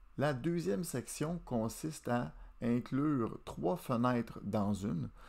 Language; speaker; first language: French; native; French